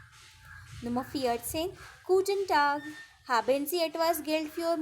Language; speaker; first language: German; non-native, fluent; Marathi